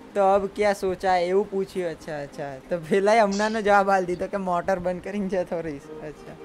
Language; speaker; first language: Hindi; non-native, local second language; Gujarati